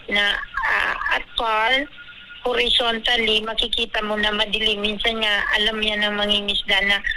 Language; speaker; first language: Filipino; non-native, local second language; Bikol